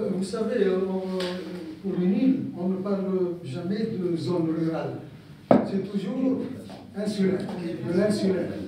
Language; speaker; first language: French; non-native, local second language; Arabic